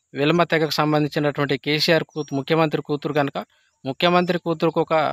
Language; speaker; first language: Telugu; non-native, local second language; Gondi